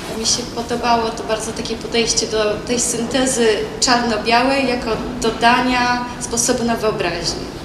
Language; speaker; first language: Polish; native; Polish